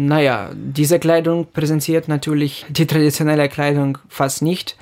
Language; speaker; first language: German; non-native, fluent; Ukrainian